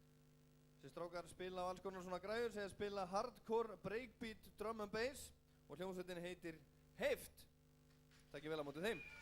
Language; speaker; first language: Icelandic; native; Icelandic